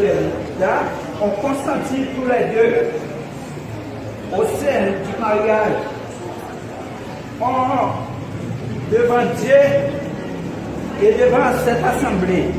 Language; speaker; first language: French; non-native, local second language; Haitian Creole